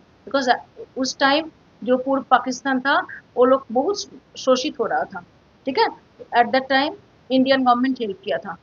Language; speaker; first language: Hindi; non-native, local second language; Bangla